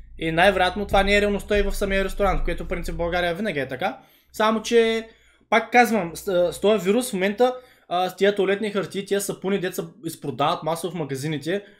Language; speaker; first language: Bulgarian; early bilingual, other home language; Vietnamese